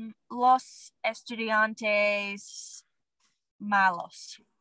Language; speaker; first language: Spanish; non-native, learner; English